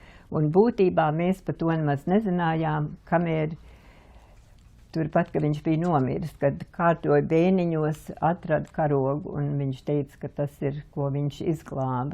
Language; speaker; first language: Latvian; early bilingual, heritage; Latvian